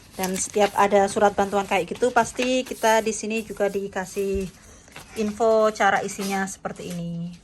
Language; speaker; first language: Indonesian; native; Indonesian